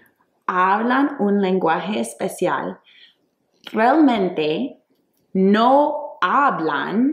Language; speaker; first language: Spanish; non-native, fluent; English